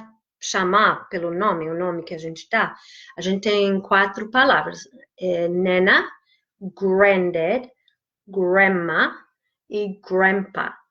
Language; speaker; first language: Portuguese; non-native, fluent; English